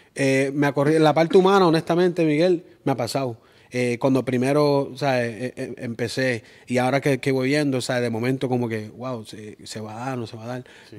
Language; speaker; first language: Spanish; early bilingual, heritage; Spanish